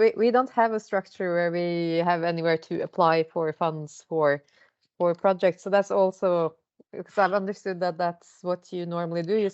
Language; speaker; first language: English; non-native, fluent; Norwegian